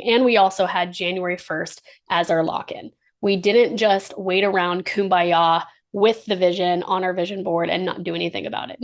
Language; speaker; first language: English; native; English